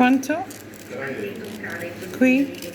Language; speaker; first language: Italian; non-native, learner; English